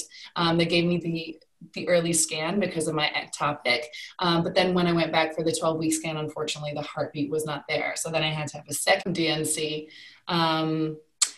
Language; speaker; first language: English; native; English